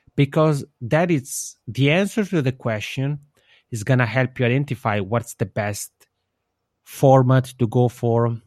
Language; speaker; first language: English; non-native, fluent; Italian